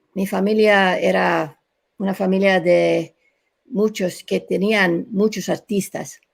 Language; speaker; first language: Spanish; early bilingual, other home language; English